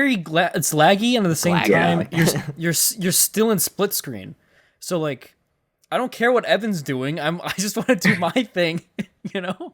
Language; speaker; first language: English; native; English